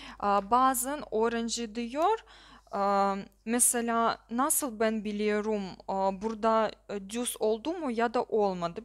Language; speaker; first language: Turkish; non-native, learner; Russian